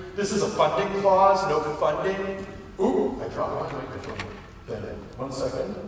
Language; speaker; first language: English; native; English